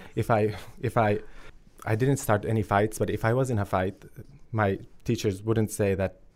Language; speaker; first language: English; early bilingual, other home language; Finnish